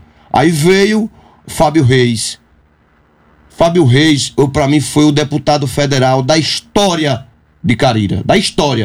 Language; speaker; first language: Portuguese; native; Portuguese